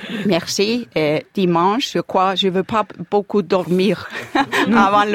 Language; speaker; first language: French; non-native, learner; Icelandic